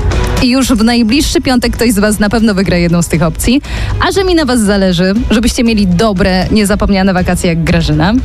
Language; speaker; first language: Polish; native; Polish